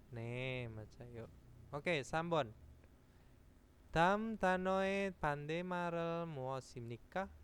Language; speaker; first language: Korean; non-native, fluent; Indonesian